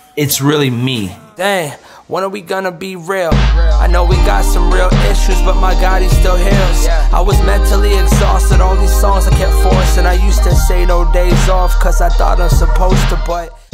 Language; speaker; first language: English; native; English